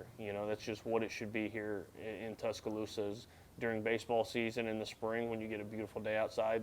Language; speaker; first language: English; native; English